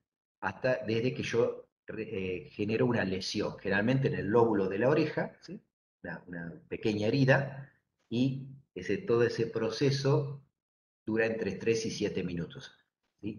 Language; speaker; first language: Spanish; native; Spanish